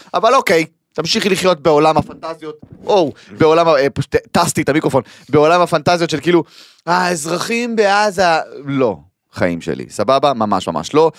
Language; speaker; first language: Hebrew; native; Hebrew